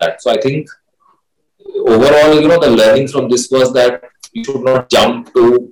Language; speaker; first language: English; non-native, local second language; Hindi